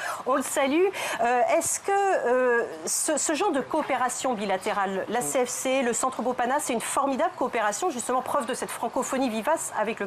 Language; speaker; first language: French; native; French